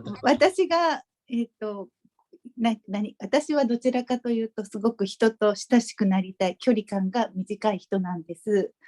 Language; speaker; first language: Japanese; native; Japanese